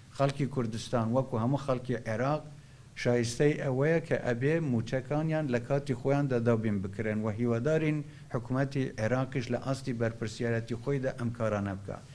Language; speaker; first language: Central Kurdish; non-native, local second language; Kurdish